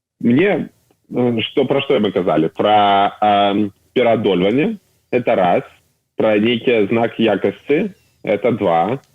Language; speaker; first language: Belarusian; non-native, local second language; Russian